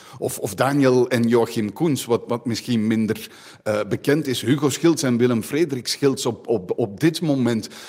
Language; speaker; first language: Dutch; native; Dutch